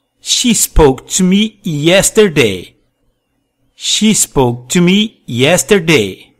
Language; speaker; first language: English; non-native, fluent; Portuguese